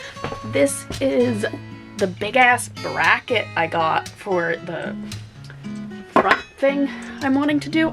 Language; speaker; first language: English; native; English